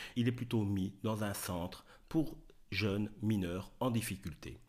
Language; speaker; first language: French; native; French